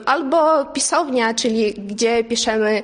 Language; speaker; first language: Polish; non-native, learner; Ukrainian